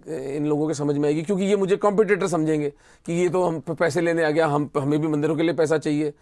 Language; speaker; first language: Hindi; native; Hindi